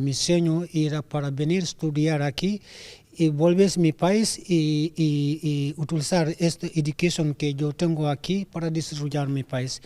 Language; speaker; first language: Spanish; non-native, learner; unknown